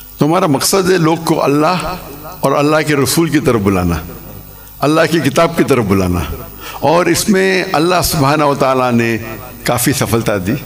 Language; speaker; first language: Urdu; non-native, local second language; English